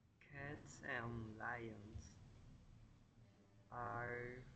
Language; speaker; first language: English; non-native, learner; Spanish